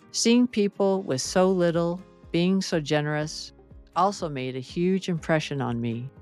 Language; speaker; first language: English; native; English